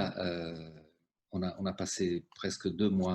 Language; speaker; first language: French; non-native, fluent; Italian